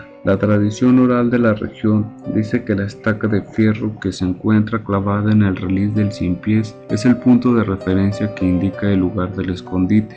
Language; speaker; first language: Spanish; native; Spanish